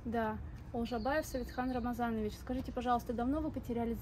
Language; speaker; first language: Russian; native; Russian